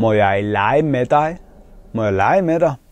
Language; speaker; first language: Danish; non-native, fluent; Persian